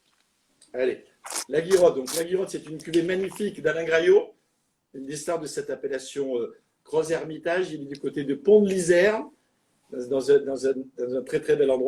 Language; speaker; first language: French; native; French